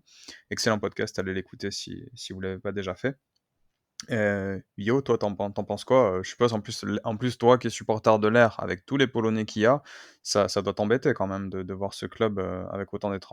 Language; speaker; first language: French; native; French